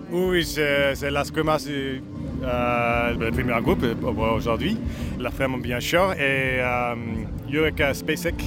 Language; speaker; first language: French; non-native, learner; English